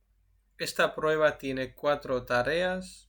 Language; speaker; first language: Spanish; non-native, fluent; Urdu